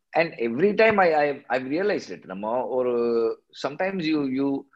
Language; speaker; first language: English; non-native, local second language; Tamil